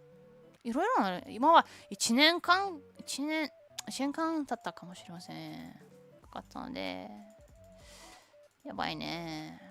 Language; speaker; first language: Japanese; non-native, learner; Russian